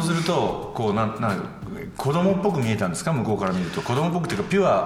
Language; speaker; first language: Japanese; native; Japanese